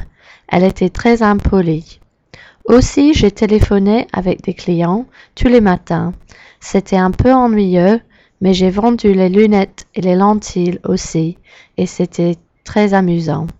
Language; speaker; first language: French; non-native, learner; English